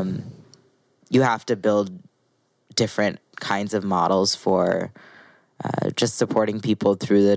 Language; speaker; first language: English; native; English